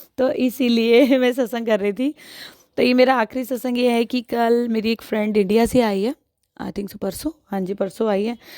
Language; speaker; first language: Hindi; native; Hindi